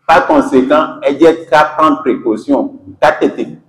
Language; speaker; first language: French; non-native, local second language; Yoruba